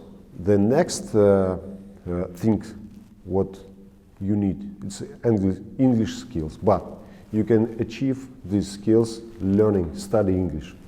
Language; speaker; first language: English; non-native, learner; Russian